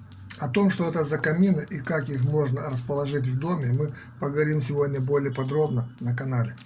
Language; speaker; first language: Russian; native; Russian